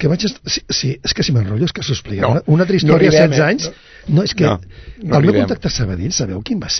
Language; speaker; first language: Catalan; non-native, local second language; Spanish